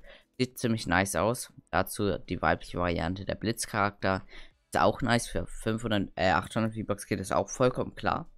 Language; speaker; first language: German; native; German